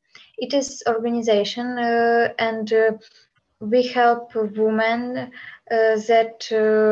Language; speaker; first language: English; non-native, learner; Ukrainian